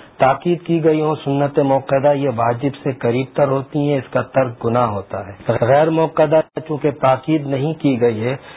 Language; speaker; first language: Urdu; native; Urdu